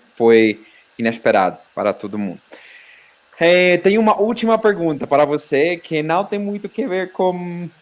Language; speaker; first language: Portuguese; non-native, fluent; Spanish